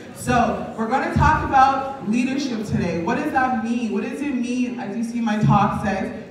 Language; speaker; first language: English; native; English